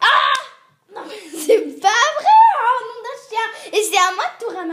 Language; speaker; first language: French; native; French